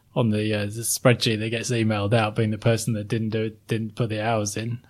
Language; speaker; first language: English; native; English